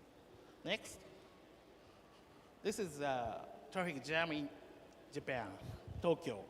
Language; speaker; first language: English; non-native, learner; Japanese